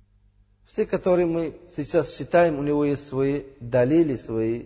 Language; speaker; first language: Russian; non-native, learner; Uzbek